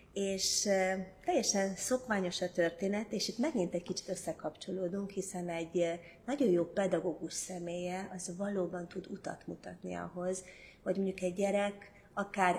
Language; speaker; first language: Hungarian; native; Hungarian